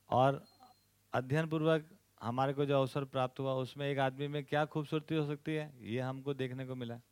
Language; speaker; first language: Hindi; native; Hindi